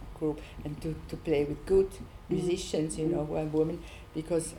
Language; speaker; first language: English; non-native, learner; Swiss German